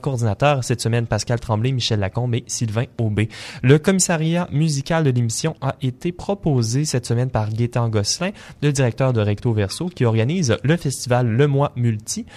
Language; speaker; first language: French; native; French